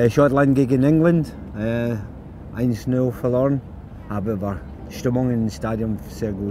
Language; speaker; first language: German; non-native, learner; English